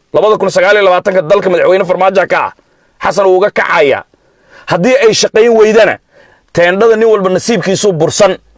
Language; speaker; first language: Somali; native; Somali